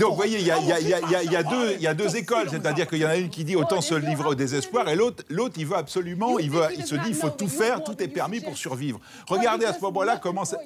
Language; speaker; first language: French; native; French